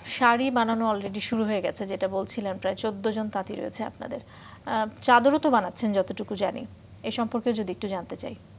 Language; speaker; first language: Bangla; native; Bangla